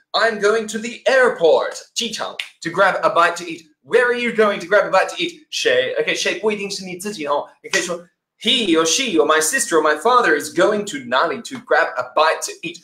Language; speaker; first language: English; native; English